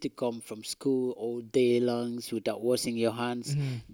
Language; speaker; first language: English; non-native, local second language; Wolof